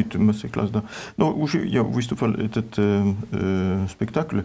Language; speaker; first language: Russian; non-native, learner; French